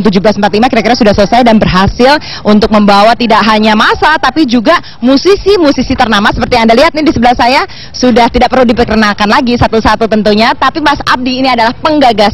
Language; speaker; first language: Indonesian; native; Indonesian